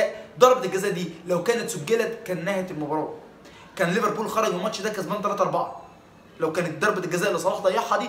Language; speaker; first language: Arabic; native; Arabic